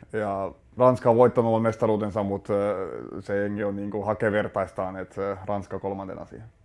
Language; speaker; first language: Finnish; early bilingual, other home language; Czech